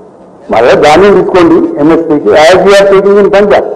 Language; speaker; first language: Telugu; native; Telugu